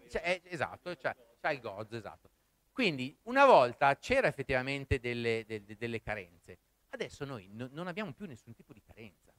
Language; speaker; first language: Italian; native; Italian